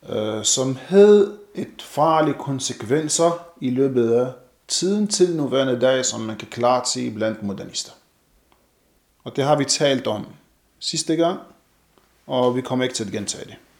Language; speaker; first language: Danish; non-native, fluent; Arabic